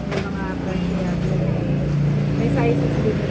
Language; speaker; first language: Filipino; native; Filipino